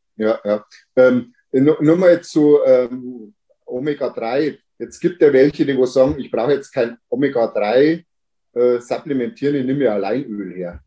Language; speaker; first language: German; native; German